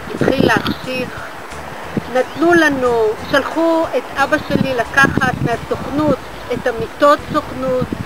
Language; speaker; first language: Hebrew; early bilingual, other home language; Bulgarian